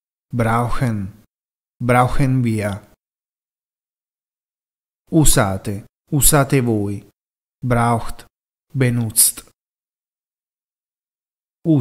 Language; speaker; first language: German; non-native, fluent; Italian